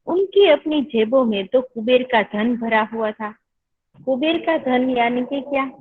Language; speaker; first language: Hindi; non-native, local second language; Gujarati